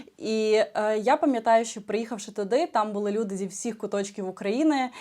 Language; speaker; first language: Ukrainian; non-native, local second language; Russian